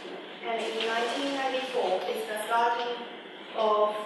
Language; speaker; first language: English; non-native, learner; Chinese